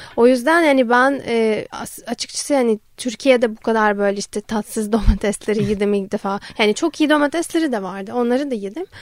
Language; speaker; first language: Turkish; non-native, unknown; Ukrainian